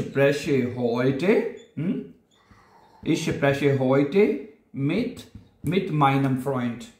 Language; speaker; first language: German; non-native, fluent; Urdu